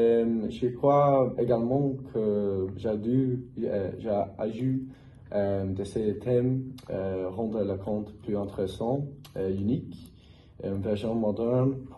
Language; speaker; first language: French; non-native, fluent; English